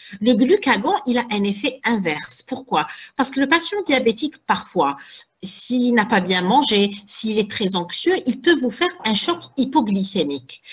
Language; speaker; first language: French; non-native, local second language; Arabic